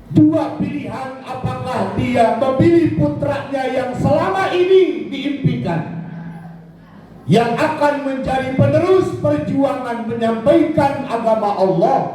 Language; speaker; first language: Indonesian; native; Indonesian